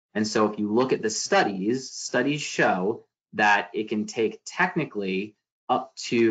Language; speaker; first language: English; native; English